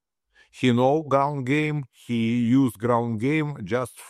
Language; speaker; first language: English; non-native, learner; Russian